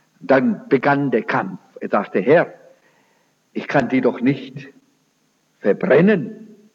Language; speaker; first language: German; early bilingual, heritage; German